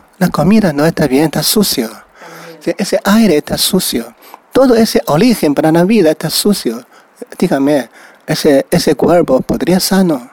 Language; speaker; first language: Spanish; non-native, learner; Chinese